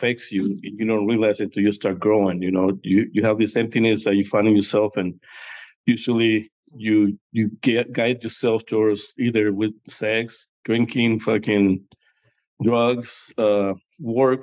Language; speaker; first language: English; non-native, fluent; Spanish